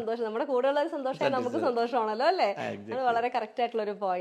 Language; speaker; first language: Malayalam; native; Malayalam